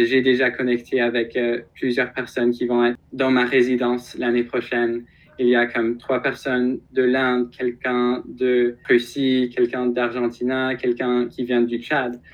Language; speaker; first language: French; non-native, local second language; English